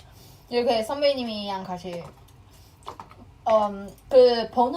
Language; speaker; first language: Korean; non-native, fluent; Chinese